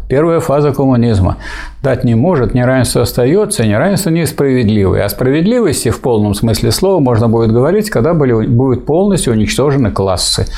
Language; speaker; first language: Russian; native; Russian